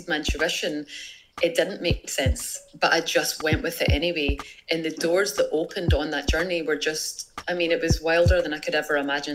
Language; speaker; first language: English; native; English